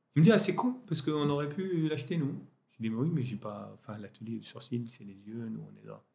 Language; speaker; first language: French; non-native, local second language; Arabic